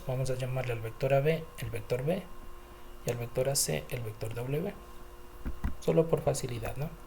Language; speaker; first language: Spanish; native; Spanish